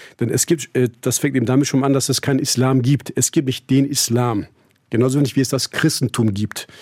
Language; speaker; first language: German; early bilingual, other home language; Turkish